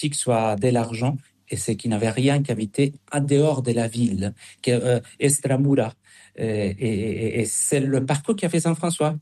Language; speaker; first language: French; non-native, fluent; Spanish